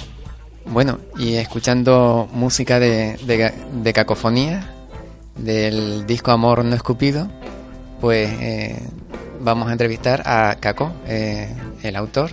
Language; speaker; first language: Spanish; native; Spanish